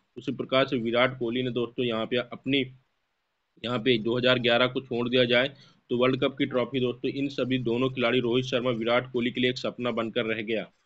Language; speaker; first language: Hindi; native; Hindi